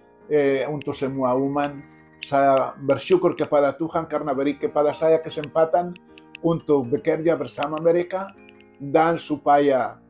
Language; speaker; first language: Indonesian; non-native, fluent; Spanish